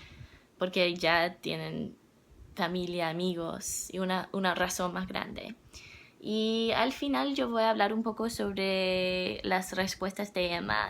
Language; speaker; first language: Spanish; non-native, learner; English